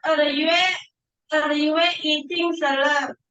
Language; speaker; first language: Chinese; non-native, learner; Indonesian